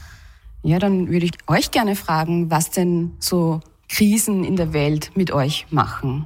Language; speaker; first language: German; native; German